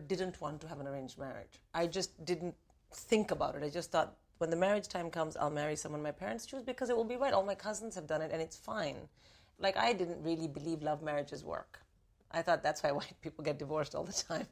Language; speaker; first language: English; non-native, local second language; Hindi